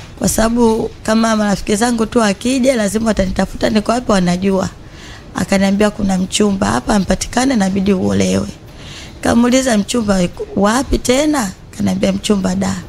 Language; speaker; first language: Swahili; native; Swahili